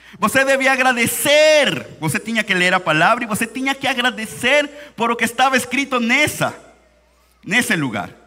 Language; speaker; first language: Portuguese; non-native, fluent; Spanish